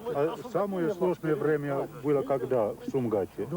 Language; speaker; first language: Russian; non-native, fluent; Finnish